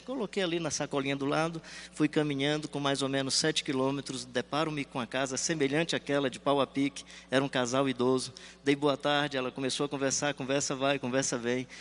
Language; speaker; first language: Portuguese; native; Portuguese